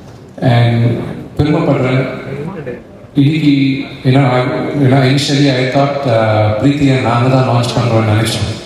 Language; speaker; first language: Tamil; non-native, local second language; Telugu